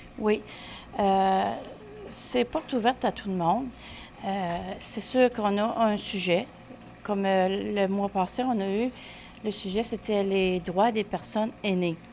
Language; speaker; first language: French; native; French